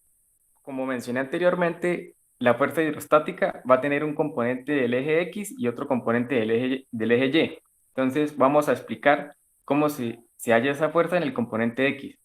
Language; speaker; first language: Spanish; native; Spanish